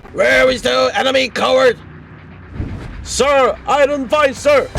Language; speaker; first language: English; non-native, learner; Korean